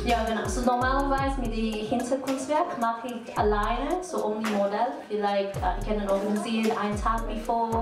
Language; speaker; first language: German; non-native, learner; Cantonese